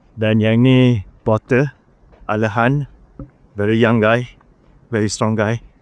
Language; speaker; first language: Malay; native; Malay